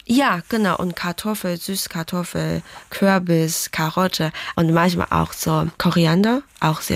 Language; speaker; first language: German; early bilingual, other home language; Chinese